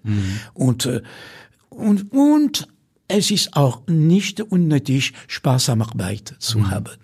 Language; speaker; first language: German; non-native, fluent; French